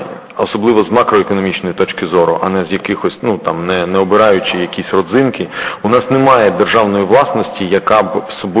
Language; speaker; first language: Ukrainian; native; Ukrainian